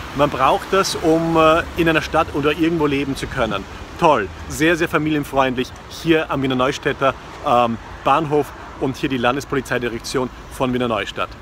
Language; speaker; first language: German; non-native, fluent; English